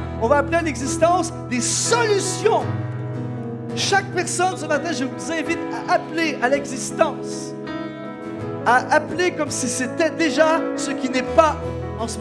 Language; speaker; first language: French; native; French